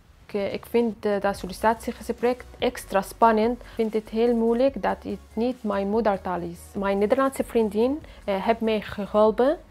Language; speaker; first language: Dutch; non-native, learner; Arabic